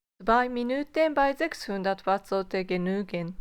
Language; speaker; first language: German; non-native, fluent; Japanese